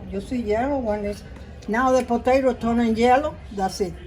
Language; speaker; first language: English; non-native, learner; Spanish